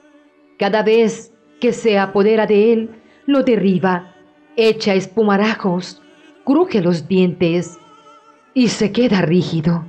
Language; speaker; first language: Spanish; native; Spanish